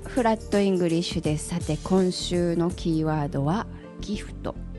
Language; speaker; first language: Japanese; native; Japanese